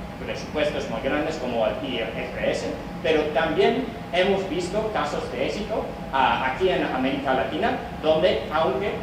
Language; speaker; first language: Spanish; non-native, fluent; English